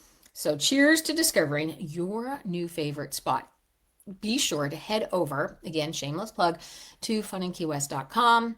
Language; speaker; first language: English; native; English